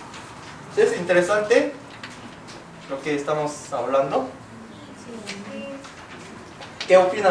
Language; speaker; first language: Spanish; non-native, fluent; Korean